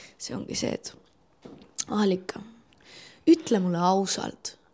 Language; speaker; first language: Estonian; non-native, local second language; Russian